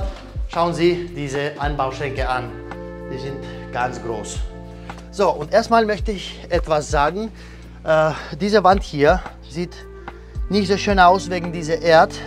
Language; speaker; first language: German; non-native, learner; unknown